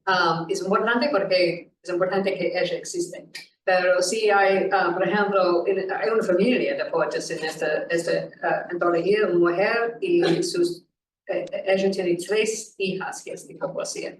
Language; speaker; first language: Spanish; non-native, learner; English